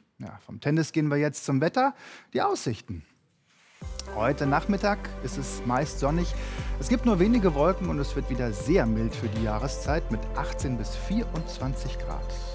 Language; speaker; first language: German; native; German